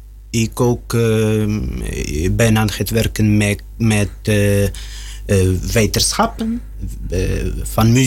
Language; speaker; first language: Dutch; non-native, learner; Russian